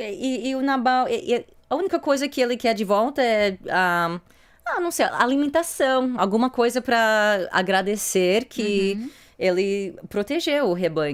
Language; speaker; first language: Portuguese; non-native, fluent; English